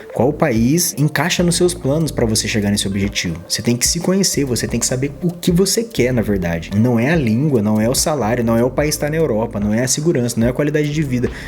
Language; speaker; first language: Portuguese; native; Portuguese